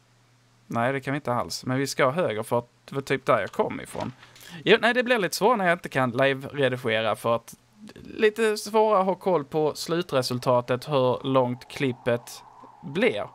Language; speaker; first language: Swedish; native; Swedish